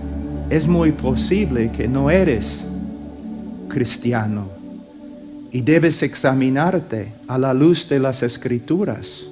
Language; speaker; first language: Spanish; non-native, fluent; English